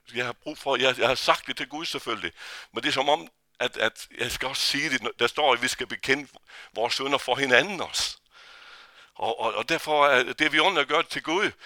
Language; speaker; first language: Danish; native; Danish